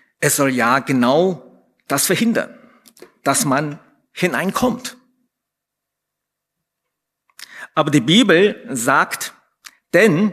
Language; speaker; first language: German; non-native, fluent; Chinese